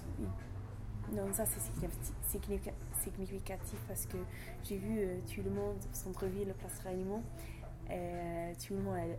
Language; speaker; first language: French; non-native, learner; English